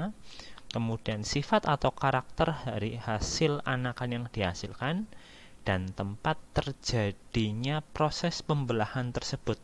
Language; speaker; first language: Indonesian; native; Indonesian